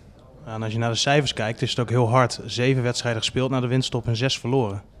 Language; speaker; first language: Dutch; native; Dutch